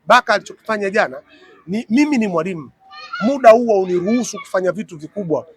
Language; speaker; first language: Swahili; native; Swahili